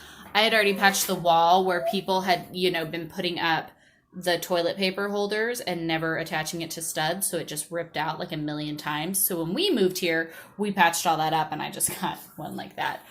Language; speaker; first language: English; native; English